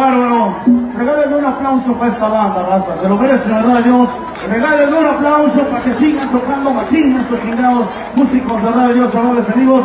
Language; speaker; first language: Spanish; native; Spanish